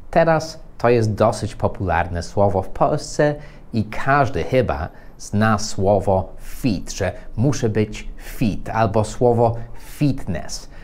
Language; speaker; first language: Polish; non-native, fluent; English